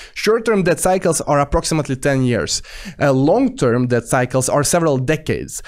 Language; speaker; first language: English; non-native, fluent; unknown